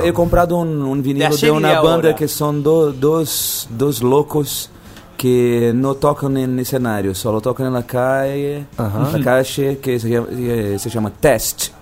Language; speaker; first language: Spanish; non-native, fluent; Portuguese